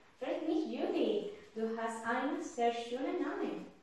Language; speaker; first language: German; non-native, learner; Spanish